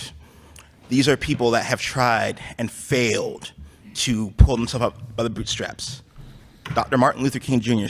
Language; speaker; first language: English; native; English